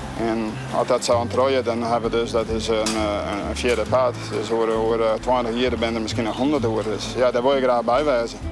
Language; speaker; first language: Dutch; non-native, local second language; Western Frisian